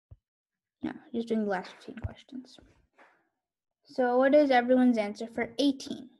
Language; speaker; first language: English; native; English